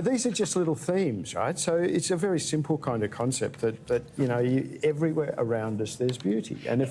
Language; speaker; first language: English; native; English